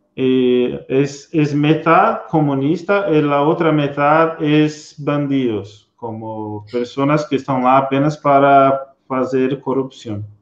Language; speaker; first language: Spanish; non-native, learner; Portuguese